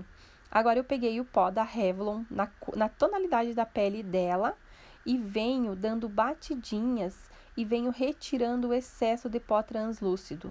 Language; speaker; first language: Portuguese; native; Portuguese